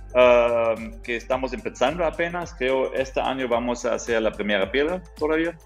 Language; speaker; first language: Spanish; non-native, fluent; German